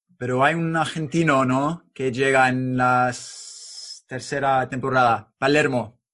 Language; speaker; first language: Spanish; non-native, learner; English